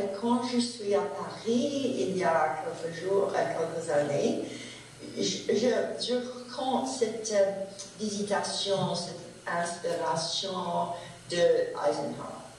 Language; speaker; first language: French; non-native, learner; English